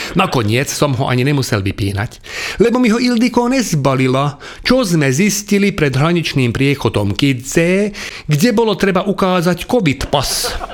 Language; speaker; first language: Slovak; non-native, local second language; Hungarian